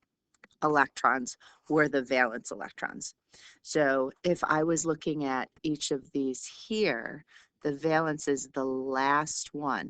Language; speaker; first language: English; native; English